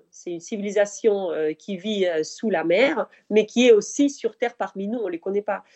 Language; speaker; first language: French; non-native, fluent; Spanish